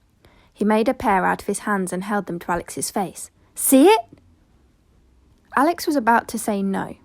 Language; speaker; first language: English; native; English